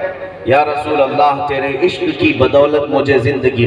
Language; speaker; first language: Urdu; native; Urdu